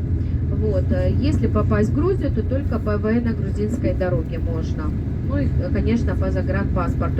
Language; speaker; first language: Russian; native; Russian